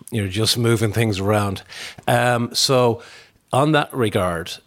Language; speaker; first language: English; native; English